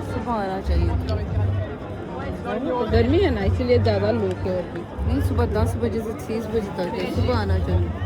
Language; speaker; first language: Hindi; non-native, learner; Bangla